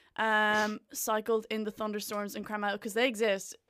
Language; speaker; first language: English; native; English